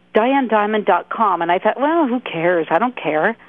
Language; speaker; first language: English; native; English